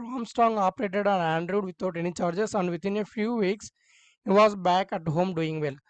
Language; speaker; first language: English; non-native, local second language; Telugu